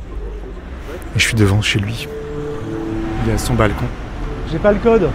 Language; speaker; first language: French; native; French